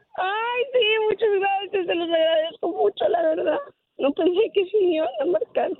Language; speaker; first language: Spanish; early bilingual, heritage; Spanish